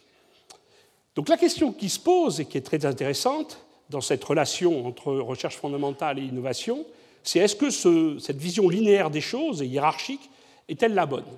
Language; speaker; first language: French; native; French